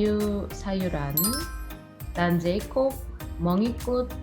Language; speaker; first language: Indonesian; non-native, learner; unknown